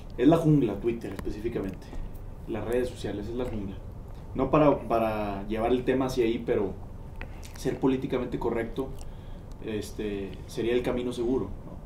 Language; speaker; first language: Spanish; native; Spanish